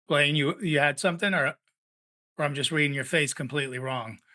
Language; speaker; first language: English; native; English